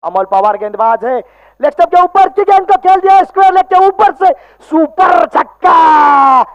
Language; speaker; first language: Hindi; non-native, local second language; Marathi